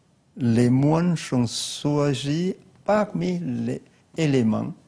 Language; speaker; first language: French; non-native, learner; Lao